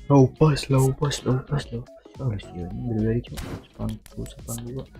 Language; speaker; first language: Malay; non-native, local second language; Sundanese